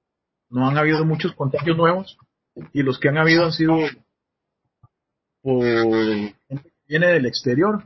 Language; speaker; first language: Spanish; native; Spanish